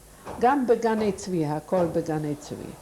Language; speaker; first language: Hebrew; non-native, fluent; Yiddish